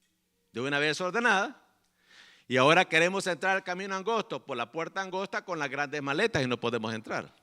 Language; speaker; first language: Spanish; native; Spanish